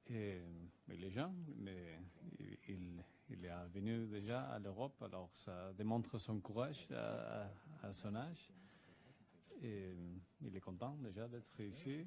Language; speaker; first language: French; non-native, fluent; Spanish